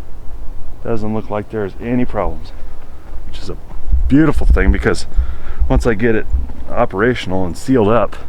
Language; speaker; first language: English; native; English